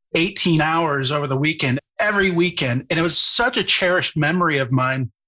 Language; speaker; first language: English; native; English